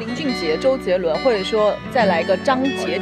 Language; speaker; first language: Chinese; native; Chinese